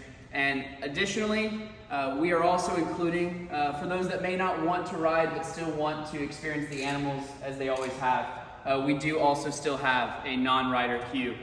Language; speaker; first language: English; native; English